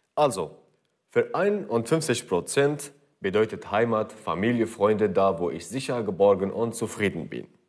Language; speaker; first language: German; non-native, fluent; Kurdish